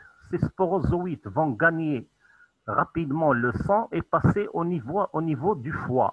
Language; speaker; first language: French; non-native, local second language; Arabic